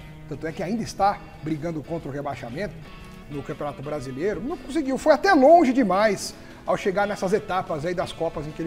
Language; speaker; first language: Portuguese; native; Portuguese